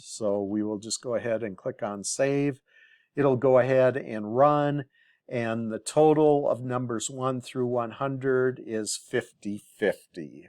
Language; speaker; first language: English; native; English